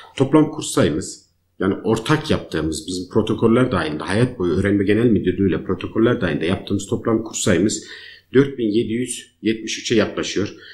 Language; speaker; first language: Turkish; native; Turkish